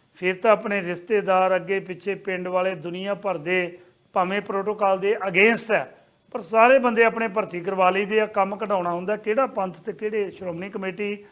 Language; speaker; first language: Punjabi; native; Punjabi